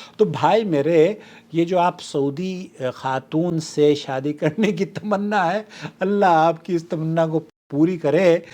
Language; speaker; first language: Urdu; native; Urdu